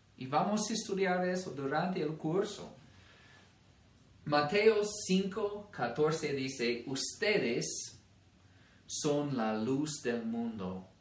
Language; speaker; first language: Spanish; non-native, fluent; English